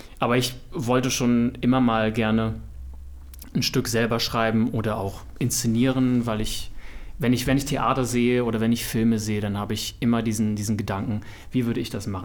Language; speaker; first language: German; native; German